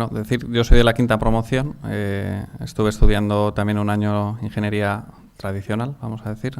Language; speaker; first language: Spanish; native; Spanish